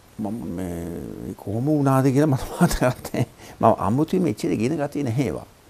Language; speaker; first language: Sinhala; non-native, fluent; English